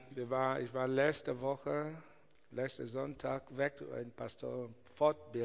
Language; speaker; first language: German; non-native, learner; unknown